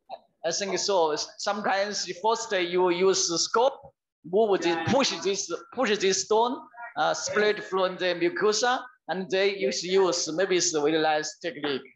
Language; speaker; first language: English; non-native, learner; Chinese